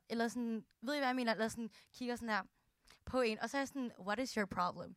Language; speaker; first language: Danish; early bilingual, other home language; Filipino